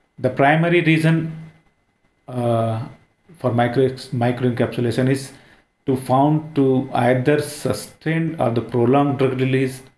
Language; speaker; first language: English; non-native, local second language; Hindi